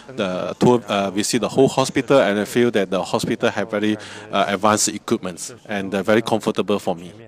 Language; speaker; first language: English; non-native, learner; Chinese